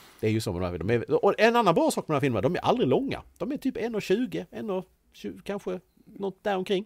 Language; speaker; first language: Swedish; native; Swedish